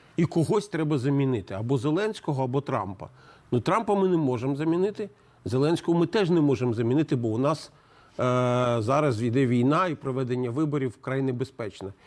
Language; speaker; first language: Ukrainian; native; Ukrainian